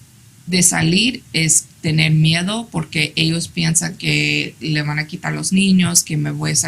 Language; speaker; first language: Spanish; early bilingual, heritage; English